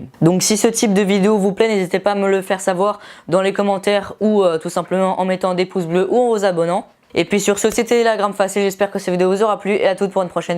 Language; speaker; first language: French; native; French